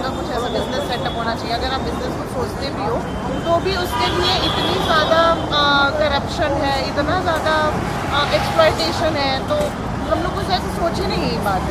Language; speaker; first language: Hindi; native; Hindi